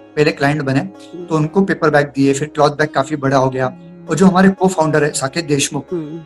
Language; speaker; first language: Hindi; non-native, local second language; Marathi